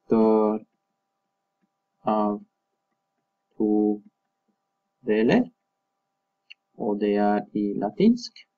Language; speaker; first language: Norwegian; non-native, fluent; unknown